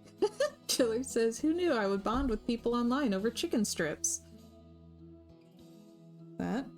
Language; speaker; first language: English; native; English